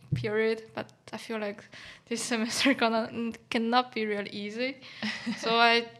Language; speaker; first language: English; non-native, fluent; Chinese